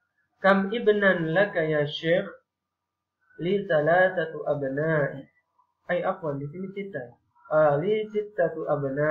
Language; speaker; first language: Arabic; non-native, fluent; Indonesian